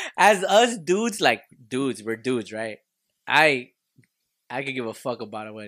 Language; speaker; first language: English; early bilingual, other home language; Spanish